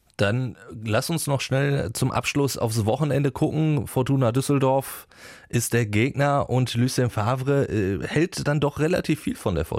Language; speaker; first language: German; native; German